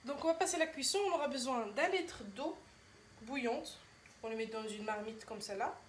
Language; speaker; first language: French; non-native, local second language; Arabic